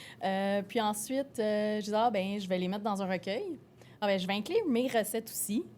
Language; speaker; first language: French; native; French